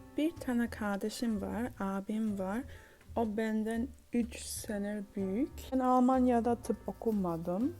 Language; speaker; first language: Turkish; early bilingual, heritage; Turkish